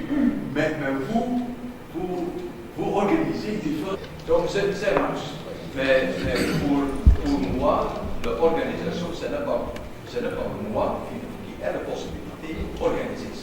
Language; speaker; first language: French; non-native, learner; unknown